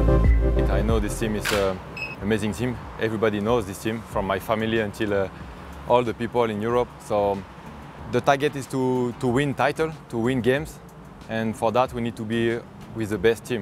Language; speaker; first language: English; non-native, fluent; French